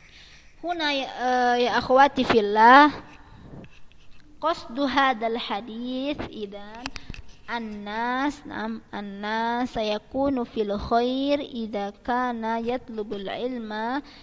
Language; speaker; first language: Arabic; non-native, fluent; Malay